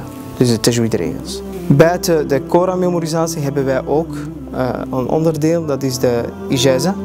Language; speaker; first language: Dutch; early bilingual, other home language; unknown